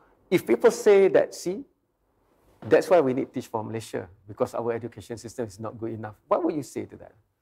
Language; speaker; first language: English; non-native, local second language; Malay